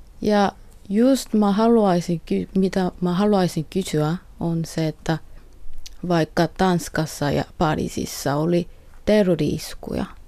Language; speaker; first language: Finnish; non-native, learner; Korean